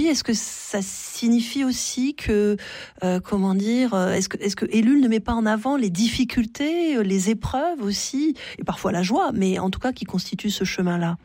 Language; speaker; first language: French; native; French